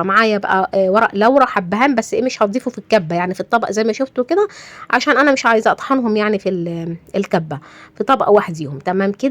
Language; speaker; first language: Arabic; native; Arabic